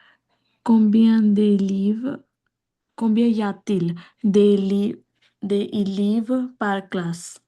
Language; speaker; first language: French; non-native, learner; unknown